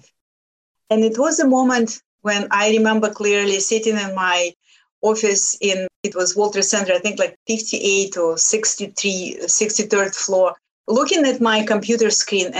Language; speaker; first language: English; non-native, fluent; Lithuanian